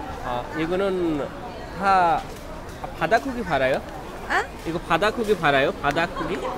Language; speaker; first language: Korean; non-native, learner; Bangla